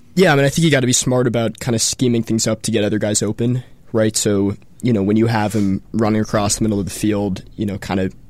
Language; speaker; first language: English; native; English